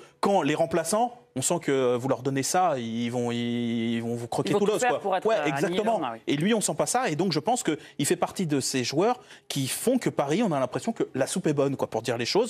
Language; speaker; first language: French; native; French